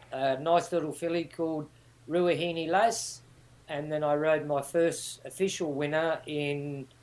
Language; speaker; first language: English; native; English